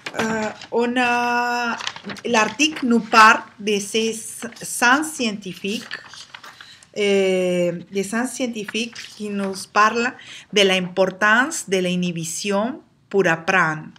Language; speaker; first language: French; non-native, learner; Spanish